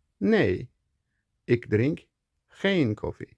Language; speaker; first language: Dutch; non-native, learner; Turkish